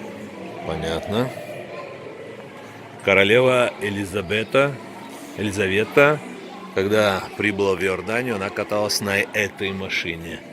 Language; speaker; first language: Russian; native; Russian